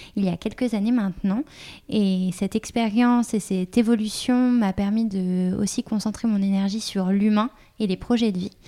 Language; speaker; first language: French; native; French